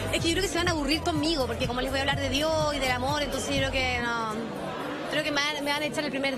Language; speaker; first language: Spanish; native; Spanish